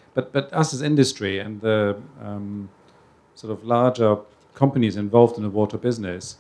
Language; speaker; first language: English; native; English